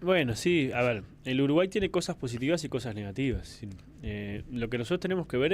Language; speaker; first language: Spanish; native; Spanish